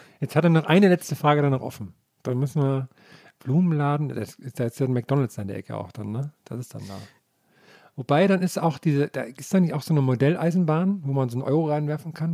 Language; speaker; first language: German; native; German